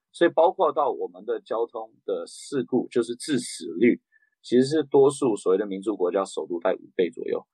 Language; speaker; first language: Chinese; early bilingual, heritage; Chinese